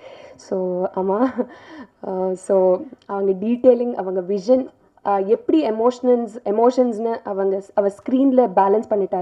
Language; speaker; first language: Tamil; non-native, learner; Telugu